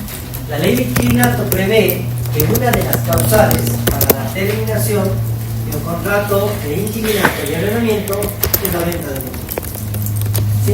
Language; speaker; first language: Spanish; native; Spanish